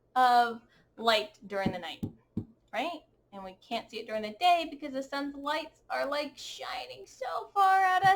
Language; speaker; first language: English; native; English